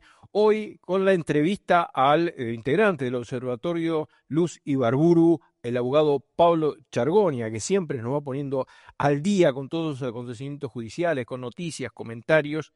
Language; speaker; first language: Spanish; native; Spanish